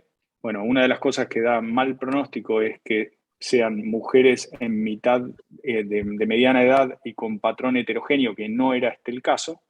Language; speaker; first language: Spanish; native; Spanish